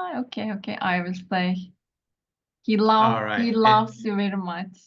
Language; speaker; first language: English; non-native, learner; Turkish